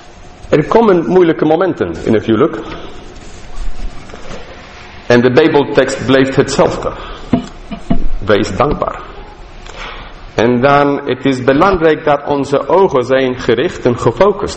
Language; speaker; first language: Dutch; non-native, fluent; English